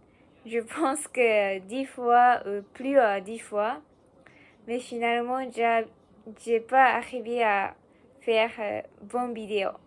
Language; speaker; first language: French; non-native, learner; Japanese